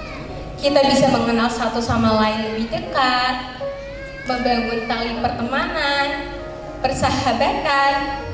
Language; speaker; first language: Indonesian; native; Indonesian